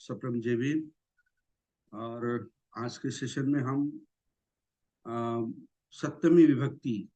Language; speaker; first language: Hindi; non-native, local second language; Marathi